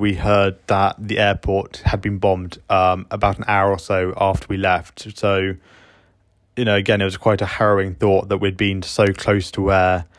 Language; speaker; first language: English; native; English